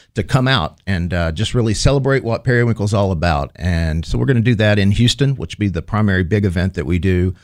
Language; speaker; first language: English; native; English